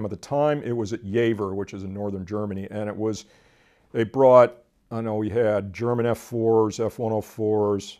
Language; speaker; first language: English; native; English